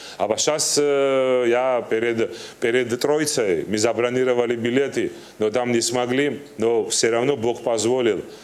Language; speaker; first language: Russian; non-native, learner; Turkish